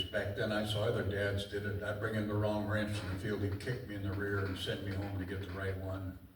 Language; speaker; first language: English; native; English